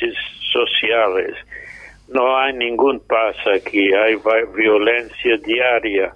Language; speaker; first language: Spanish; non-native, fluent; English